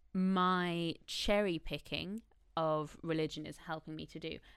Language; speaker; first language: English; native; English